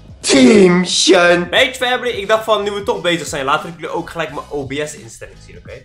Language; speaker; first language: Dutch; native; Dutch